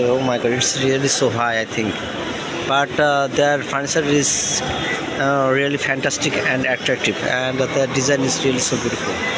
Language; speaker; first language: English; non-native, local second language; Bangla